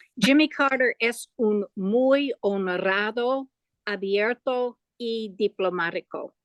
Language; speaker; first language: Spanish; non-native, learner; English